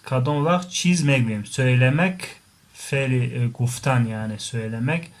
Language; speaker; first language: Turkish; non-native, fluent; Tajik